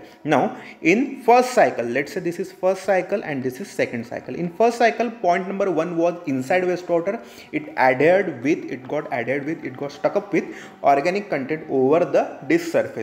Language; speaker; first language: English; non-native, local second language; Hindi